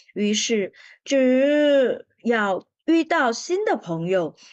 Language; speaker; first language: Chinese; non-native, fluent; Vietnamese